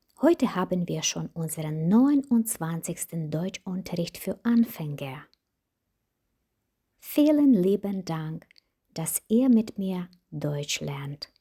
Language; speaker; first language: German; non-native, fluent; Ukrainian